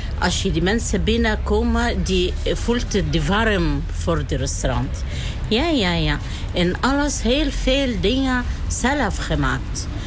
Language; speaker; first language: Dutch; non-native, learner; Italian